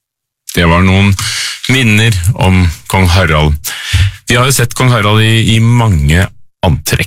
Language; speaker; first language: Norwegian; native; Norwegian